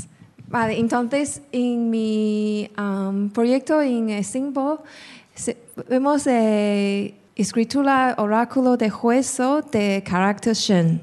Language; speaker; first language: Spanish; non-native, fluent; Chinese